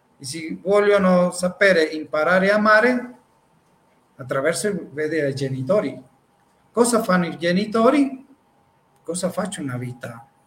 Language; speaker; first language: Italian; non-native, fluent; Spanish